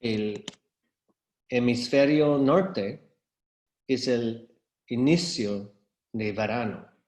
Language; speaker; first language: Spanish; non-native, fluent; English